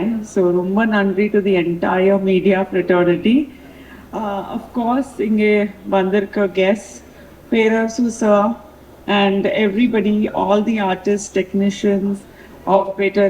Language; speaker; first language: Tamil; non-native, local second language; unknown